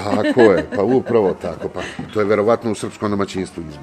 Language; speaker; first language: Serbian; native; Serbian